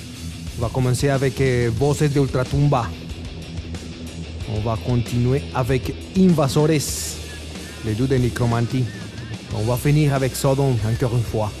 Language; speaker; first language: French; non-native, fluent; Spanish